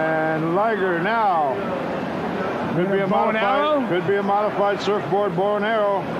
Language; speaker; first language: English; native; English